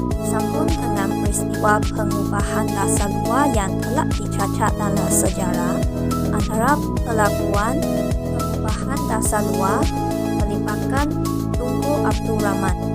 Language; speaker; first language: Malay; non-native, local second language; Chinese